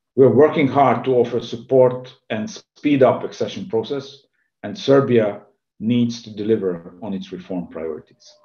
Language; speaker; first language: English; non-native, fluent; Hungarian